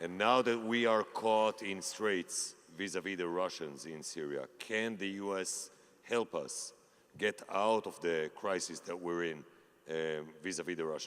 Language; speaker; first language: English; non-native, fluent; Hebrew